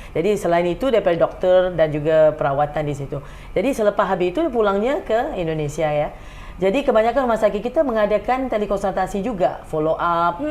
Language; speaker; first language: Malay; native; Malay